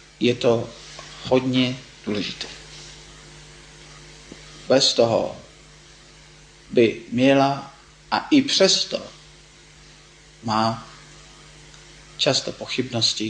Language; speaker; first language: Czech; non-native, fluent; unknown